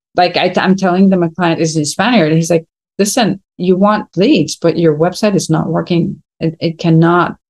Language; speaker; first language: English; non-native, fluent; Spanish